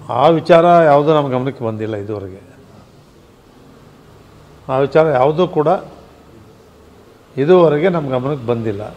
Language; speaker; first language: Kannada; native; Kannada